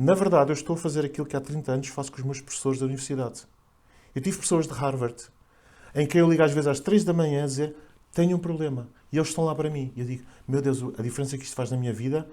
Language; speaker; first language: Portuguese; native; Portuguese